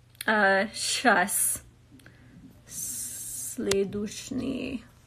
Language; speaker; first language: Russian; non-native, learner; English